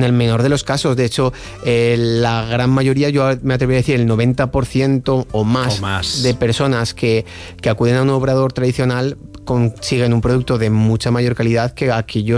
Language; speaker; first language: Spanish; native; Spanish